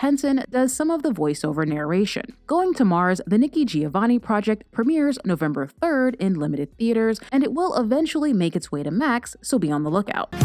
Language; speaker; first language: English; native; English